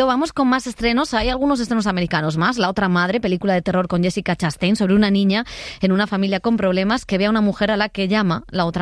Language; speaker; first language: Spanish; native; Spanish